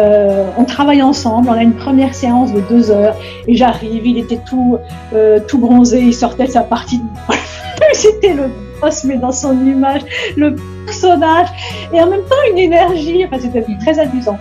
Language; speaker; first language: French; native; French